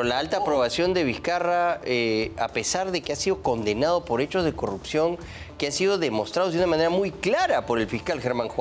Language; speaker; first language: Spanish; native; Spanish